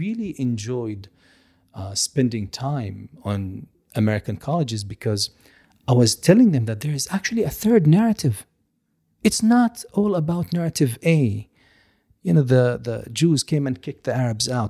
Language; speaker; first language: English; non-native, fluent; Hebrew